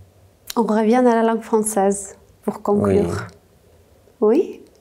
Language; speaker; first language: French; non-native, fluent; Armenian